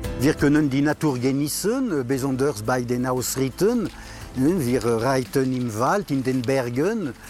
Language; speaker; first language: German; non-native, fluent; French